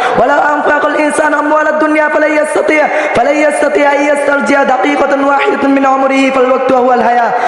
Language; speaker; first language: Arabic; non-native, learner; Bangla